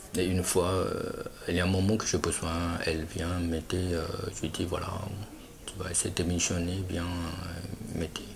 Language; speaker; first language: French; non-native, fluent; Chinese